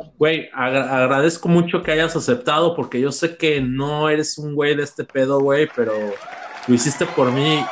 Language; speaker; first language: Spanish; native; Spanish